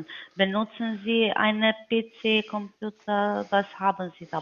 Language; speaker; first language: German; non-native, learner; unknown